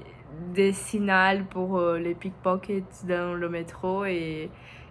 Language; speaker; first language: French; non-native, learner; Portuguese